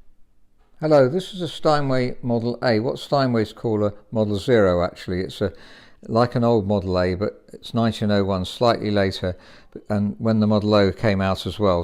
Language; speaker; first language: English; native; English